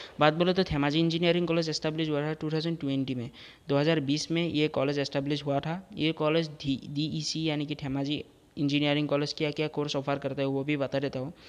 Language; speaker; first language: Hindi; non-native, local second language; Assamese